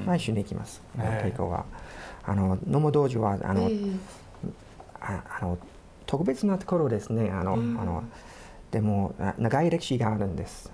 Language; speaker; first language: Japanese; non-native, fluent; English